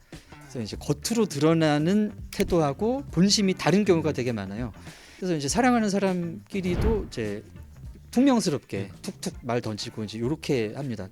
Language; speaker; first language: Korean; native; Korean